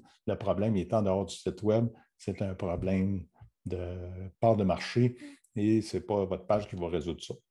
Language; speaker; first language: French; native; French